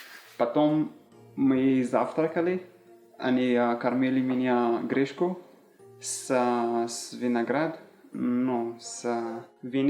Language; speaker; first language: Russian; non-native, learner; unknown